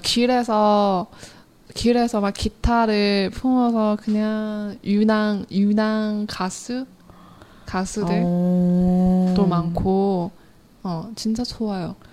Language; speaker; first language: Korean; non-native, learner; Chinese